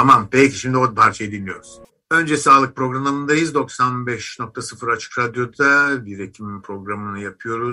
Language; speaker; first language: Turkish; native; Turkish